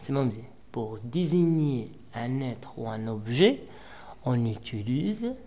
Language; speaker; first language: French; non-native, local second language; Arabic